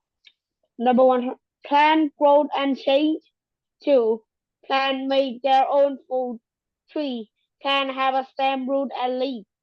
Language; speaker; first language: English; non-native, learner; Thai